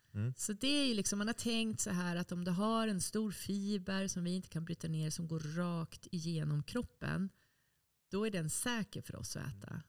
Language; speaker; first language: Swedish; native; Swedish